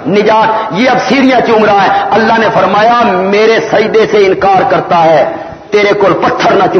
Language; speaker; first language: Urdu; non-native, local second language; Punjabi